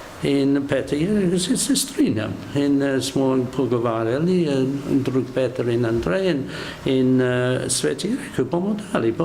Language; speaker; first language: Slovenian; non-native, learner; English